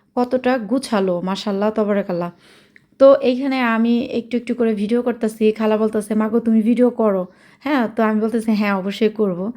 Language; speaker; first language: Bangla; early bilingual, heritage; Bangla